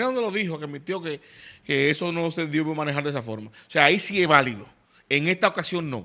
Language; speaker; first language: Spanish; native; Spanish